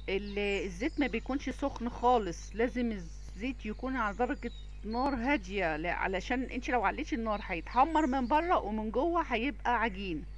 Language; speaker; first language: Arabic; native; Arabic